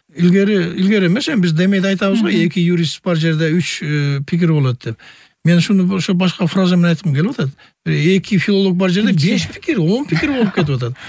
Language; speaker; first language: Kyrgyz; native; Kyrgyz